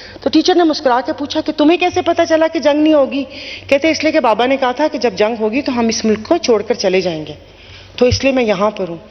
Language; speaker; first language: Urdu; non-native, local second language; Sindhi